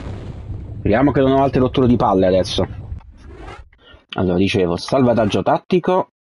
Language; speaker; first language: Italian; native; Italian